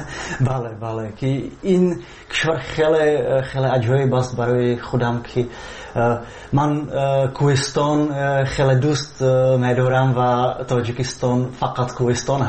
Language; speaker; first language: Persian; non-native, fluent; Slovak